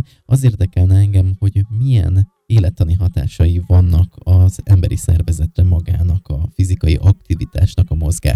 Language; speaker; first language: Hungarian; native; Hungarian